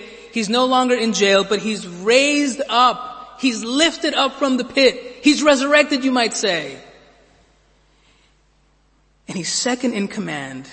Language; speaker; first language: English; native; English